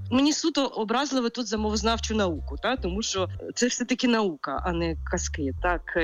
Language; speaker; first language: Ukrainian; native; Ukrainian